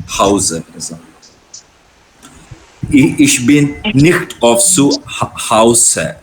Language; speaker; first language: German; non-native, learner; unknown